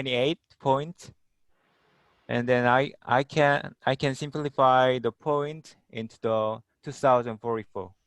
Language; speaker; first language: English; non-native, learner; Korean